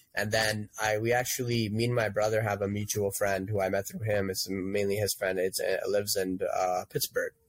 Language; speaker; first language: English; native; English